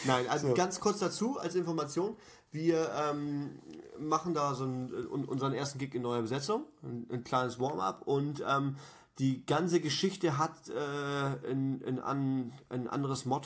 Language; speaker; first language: German; native; German